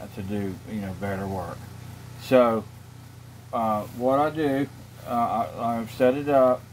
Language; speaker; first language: English; native; English